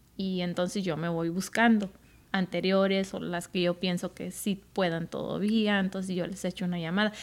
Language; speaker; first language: Spanish; early bilingual, heritage; Spanish